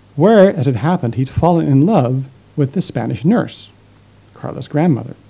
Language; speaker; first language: English; non-native, fluent; Dutch